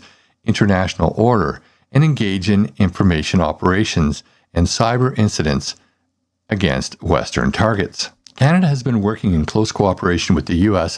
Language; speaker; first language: English; native; English